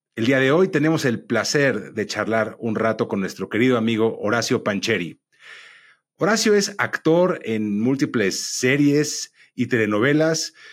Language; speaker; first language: Spanish; native; Spanish